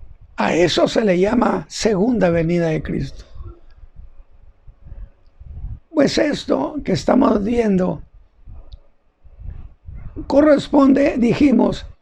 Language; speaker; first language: Spanish; native; Spanish